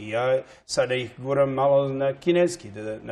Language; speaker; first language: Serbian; early bilingual, heritage; English